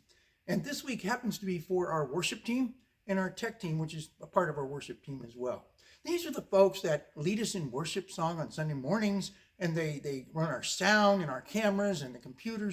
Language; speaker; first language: English; native; English